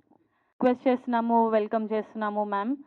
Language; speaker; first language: Telugu; native; Telugu